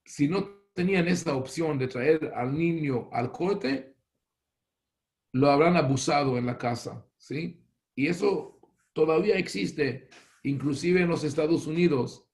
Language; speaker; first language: Spanish; non-native, fluent; Hebrew